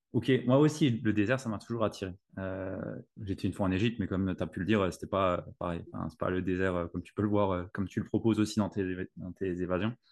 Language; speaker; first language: French; native; French